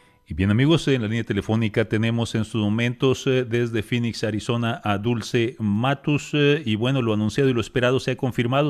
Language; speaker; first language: Spanish; native; Spanish